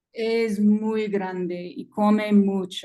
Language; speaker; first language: Spanish; non-native, learner; English